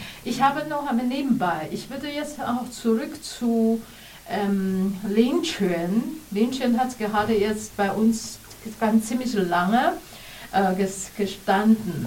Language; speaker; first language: German; non-native, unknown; Chinese